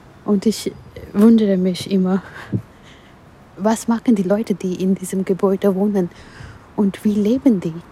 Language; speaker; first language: German; non-native, learner; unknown